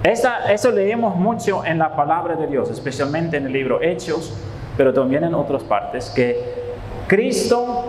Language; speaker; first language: Spanish; non-native, fluent; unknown